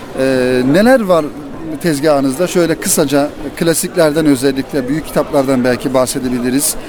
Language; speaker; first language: Turkish; native; Turkish